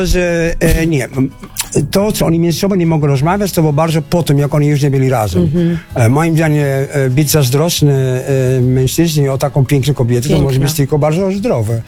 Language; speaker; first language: Polish; non-native, fluent; Dutch